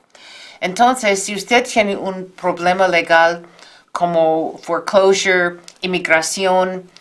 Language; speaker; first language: Spanish; non-native, fluent; English